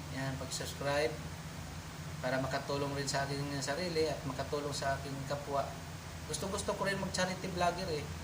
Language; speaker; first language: Filipino; non-native, local second language; Cebuano